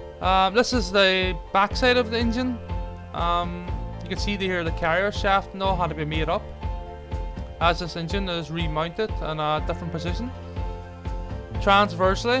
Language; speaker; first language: English; native; English